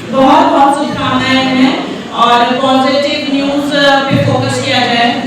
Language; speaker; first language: Hindi; native; Hindi